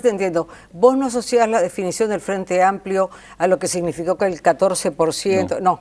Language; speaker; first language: Spanish; native; Spanish